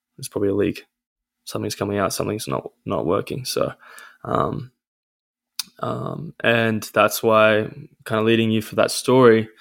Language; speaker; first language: English; native; English